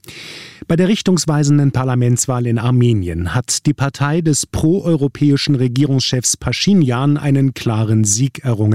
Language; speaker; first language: German; native; German